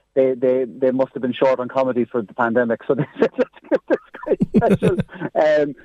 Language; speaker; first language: English; native; English